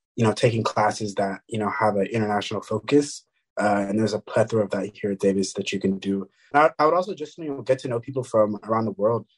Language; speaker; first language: English; early bilingual, other home language; French